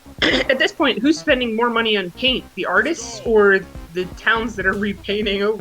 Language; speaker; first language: English; native; English